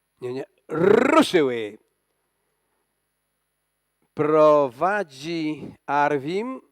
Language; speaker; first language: Polish; native; Polish